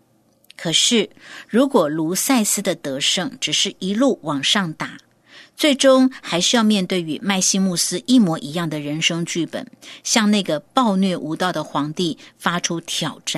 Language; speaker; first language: Chinese; native; Chinese